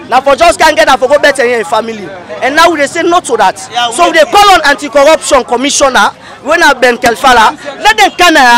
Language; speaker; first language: English; non-native, local second language; Krio